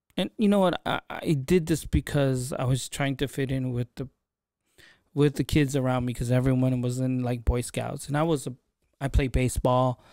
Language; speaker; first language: English; native; English